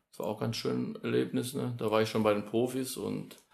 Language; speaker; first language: German; early bilingual, other home language; Polish